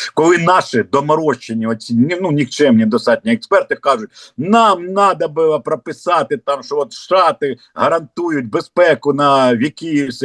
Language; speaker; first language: Ukrainian; non-native, local second language; Russian